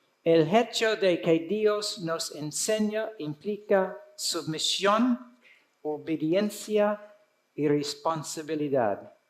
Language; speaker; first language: Spanish; non-native, fluent; English